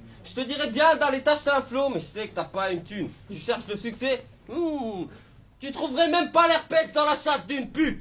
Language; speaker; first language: French; native; French